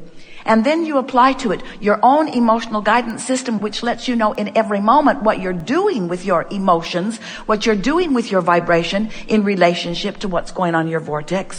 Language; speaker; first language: English; native; English